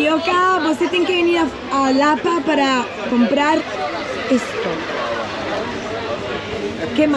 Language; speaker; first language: Portuguese; non-native, learner; Spanish